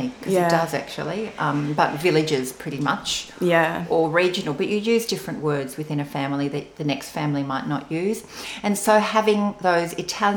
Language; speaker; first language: English; non-native, local second language; Venetian